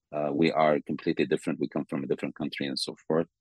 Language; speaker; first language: English; non-native, fluent; Arabic